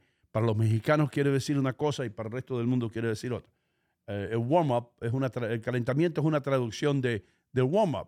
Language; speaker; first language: Spanish; native; Spanish